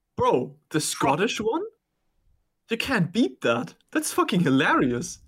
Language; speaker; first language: English; non-native, fluent; German